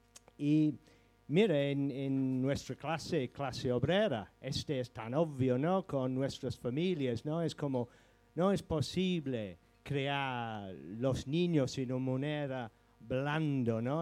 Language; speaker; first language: Spanish; non-native, fluent; English